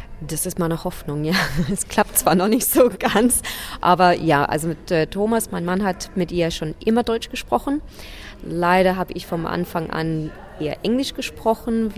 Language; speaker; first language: German; non-native, fluent; English